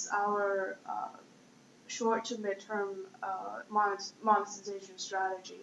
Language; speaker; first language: English; non-native, fluent; Chinese